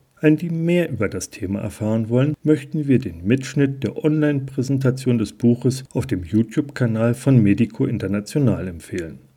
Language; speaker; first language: German; native; German